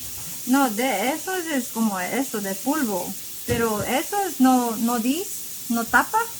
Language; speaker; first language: Spanish; non-native, learner; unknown